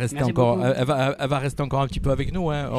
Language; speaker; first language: French; native; French